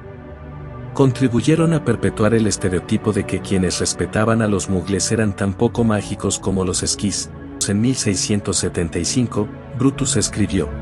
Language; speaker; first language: Spanish; native; Spanish